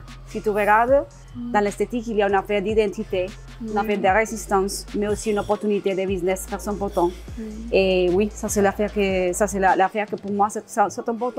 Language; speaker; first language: French; non-native, learner; Spanish